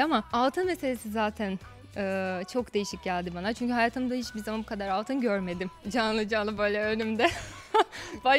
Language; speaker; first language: Turkish; non-native, fluent; Portuguese